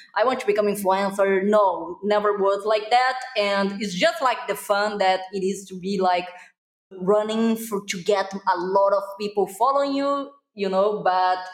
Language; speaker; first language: English; non-native, fluent; Portuguese